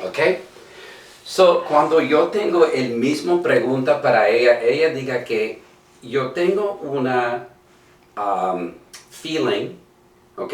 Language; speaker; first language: Spanish; non-native, learner; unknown